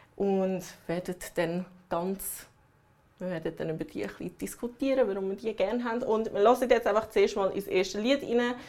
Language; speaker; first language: German; early bilingual, other home language; English